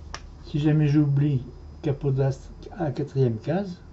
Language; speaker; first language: French; native; French